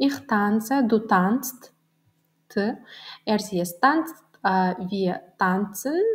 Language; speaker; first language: German; non-native, learner; Turkmen